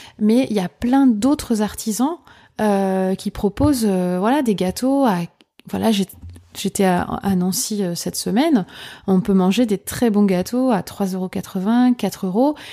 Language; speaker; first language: French; native; French